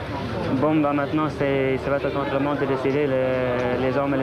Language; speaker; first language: French; non-native, fluent; English